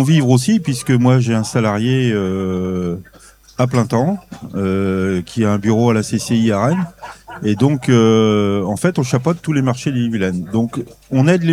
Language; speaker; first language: French; native; French